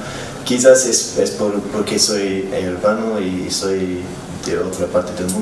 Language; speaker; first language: Spanish; non-native, learner; English